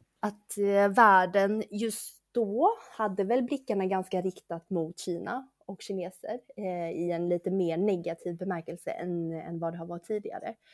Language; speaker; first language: Swedish; early bilingual, other home language; Chinese